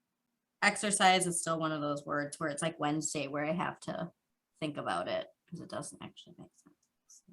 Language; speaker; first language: English; native; English